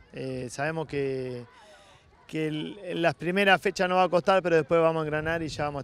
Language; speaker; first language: Spanish; native; Spanish